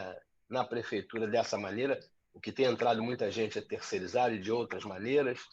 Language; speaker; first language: Portuguese; native; Portuguese